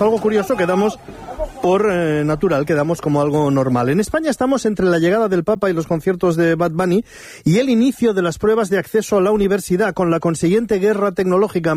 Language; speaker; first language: Spanish; native; Spanish